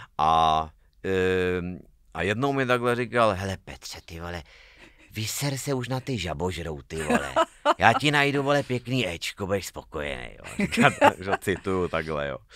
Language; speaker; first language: Czech; native; Czech